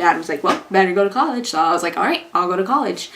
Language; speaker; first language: English; native; English